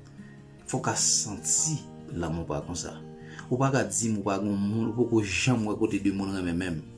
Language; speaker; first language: French; non-native, local second language; Haitian Creole